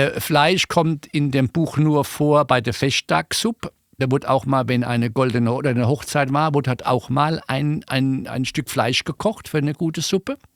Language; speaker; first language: German; native; German